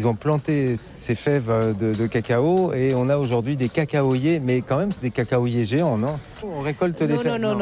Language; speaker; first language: French; native; French